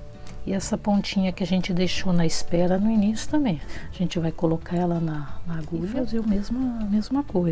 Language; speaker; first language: Portuguese; native; Portuguese